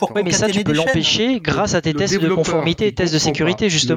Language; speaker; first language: French; native; French